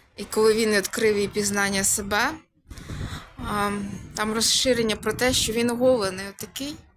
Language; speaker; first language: Ukrainian; native; Ukrainian